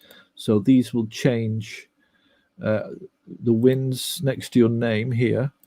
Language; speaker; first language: English; native; English